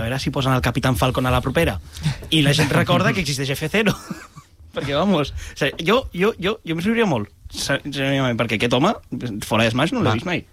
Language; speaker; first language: Catalan; native; Catalan